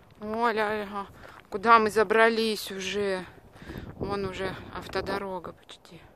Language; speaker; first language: Russian; native; Russian